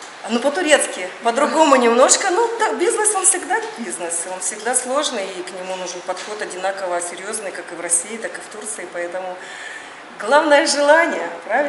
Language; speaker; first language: Russian; native; Russian